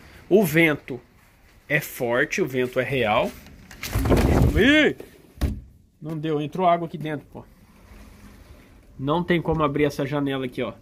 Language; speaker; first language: Portuguese; native; Portuguese